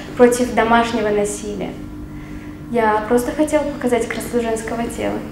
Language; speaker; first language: Russian; non-native, local second language; Tajik